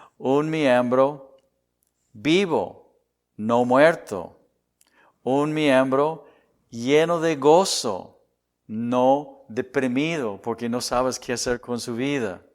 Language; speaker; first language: Spanish; non-native, fluent; English